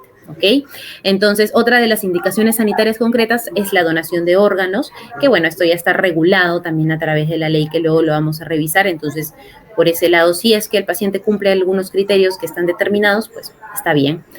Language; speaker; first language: Spanish; native; Spanish